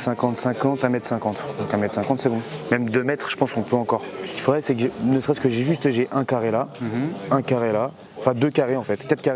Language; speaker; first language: French; native; French